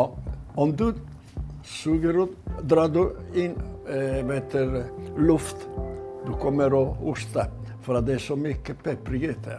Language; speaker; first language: Swedish; non-native, fluent; Italian